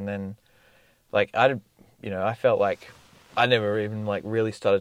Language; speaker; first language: English; native; English